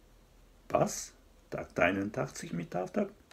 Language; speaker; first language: German; non-native, fluent; Japanese